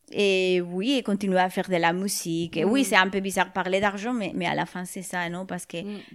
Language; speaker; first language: French; non-native, fluent; Spanish